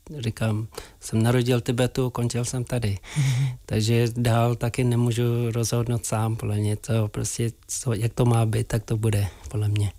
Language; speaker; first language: Czech; non-native, fluent; Tibetan